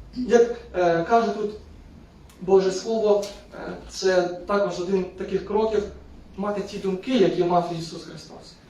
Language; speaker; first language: Ukrainian; non-native, local second language; Russian